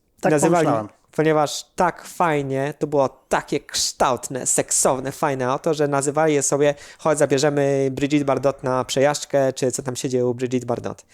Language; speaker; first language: Polish; native; Polish